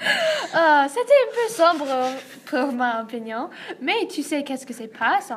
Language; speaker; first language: French; non-native, learner; English